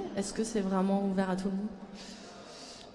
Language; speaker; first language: French; native; French